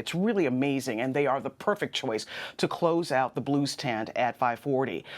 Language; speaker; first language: English; native; English